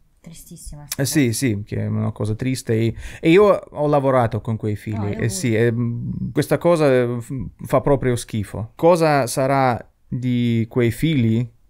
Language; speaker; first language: Italian; non-native, fluent; Russian